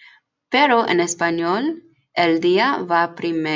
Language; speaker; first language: Spanish; non-native, fluent; English